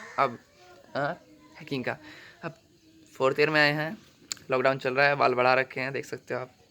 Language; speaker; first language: Hindi; native; Hindi